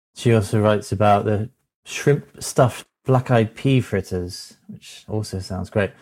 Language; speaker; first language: English; native; English